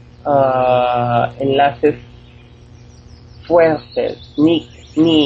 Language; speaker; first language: Spanish; non-native, fluent; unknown